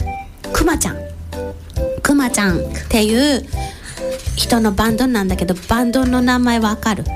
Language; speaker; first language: Japanese; native; Japanese